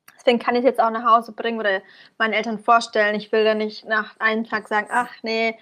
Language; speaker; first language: German; early bilingual, other home language; Persian